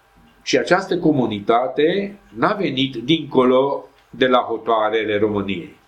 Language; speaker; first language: Romanian; non-native, local second language; Hungarian